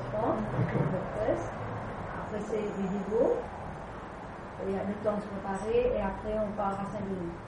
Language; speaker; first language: French; native; French